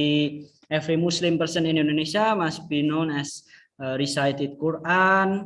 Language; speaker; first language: English; non-native, fluent; Indonesian